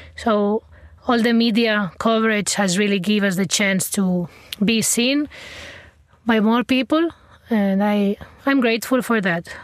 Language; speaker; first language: English; non-native, fluent; Spanish